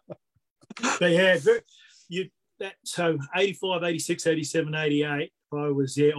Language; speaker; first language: English; native; English